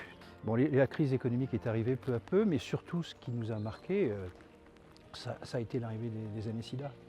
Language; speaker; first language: French; native; French